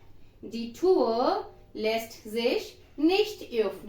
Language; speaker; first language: German; non-native, fluent; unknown